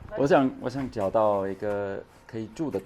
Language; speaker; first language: Chinese; non-native, learner; English